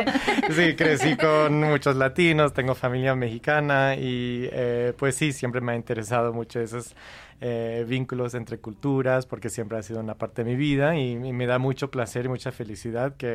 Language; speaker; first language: Spanish; non-native, fluent; English